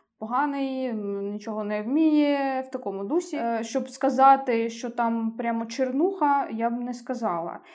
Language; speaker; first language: Ukrainian; native; Ukrainian